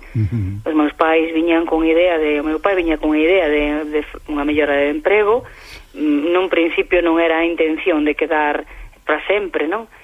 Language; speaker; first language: Galician; early bilingual, heritage; Galician